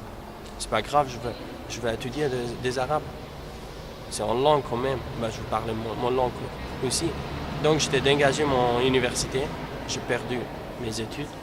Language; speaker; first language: French; non-native, learner; Kurdish